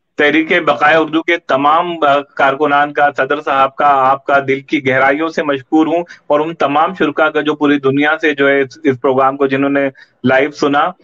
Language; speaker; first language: Hindi; non-native, local second language; Urdu